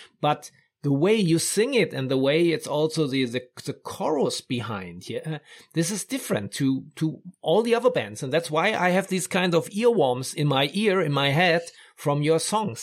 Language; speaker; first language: English; non-native, fluent; German